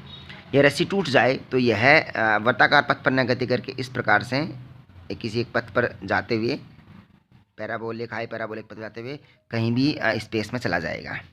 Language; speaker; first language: Hindi; native; Hindi